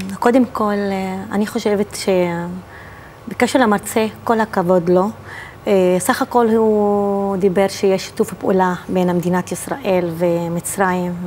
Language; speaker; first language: Hebrew; non-native, local second language; Arabic